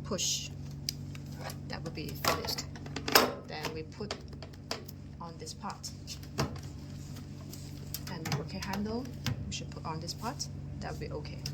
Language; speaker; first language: English; non-native, learner; Chinese